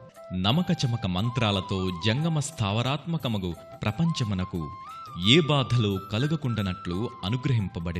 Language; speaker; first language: Telugu; native; Telugu